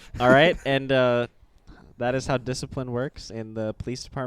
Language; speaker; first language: English; native; English